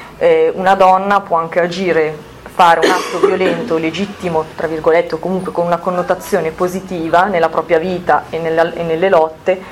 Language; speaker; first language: Italian; native; Italian